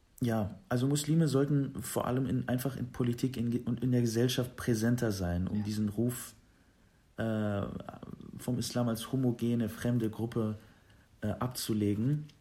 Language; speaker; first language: German; early bilingual, other home language; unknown